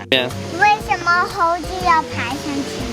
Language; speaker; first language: Chinese; early bilingual, heritage; Chinese